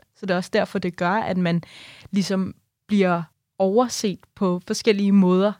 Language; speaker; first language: Danish; early bilingual, other home language; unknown